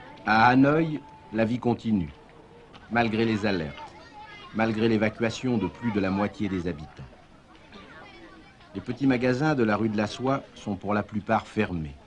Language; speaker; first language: French; native; French